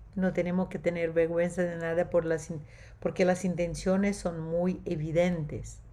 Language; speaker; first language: Spanish; non-native, fluent; Portuguese